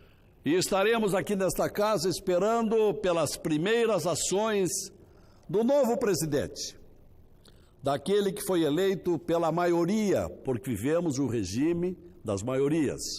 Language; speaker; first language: Portuguese; native; Portuguese